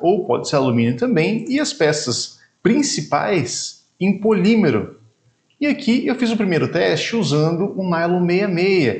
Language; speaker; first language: Portuguese; native; Portuguese